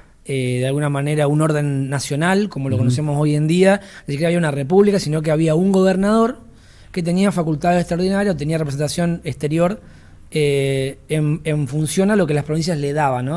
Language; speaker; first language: Spanish; native; Spanish